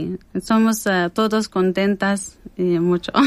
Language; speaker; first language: Spanish; non-native, learner; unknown